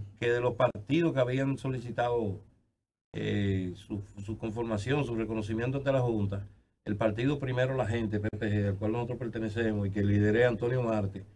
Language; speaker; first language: Spanish; native; Spanish